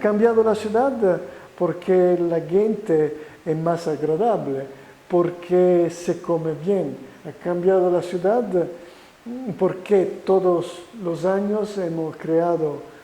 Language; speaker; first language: Spanish; non-native, fluent; Italian